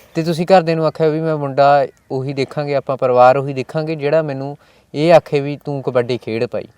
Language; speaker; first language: Punjabi; native; Punjabi